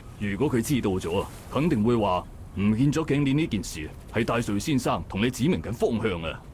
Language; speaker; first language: Cantonese; early bilingual, heritage; Cantonese